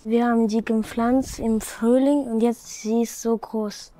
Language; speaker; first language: German; non-native, learner; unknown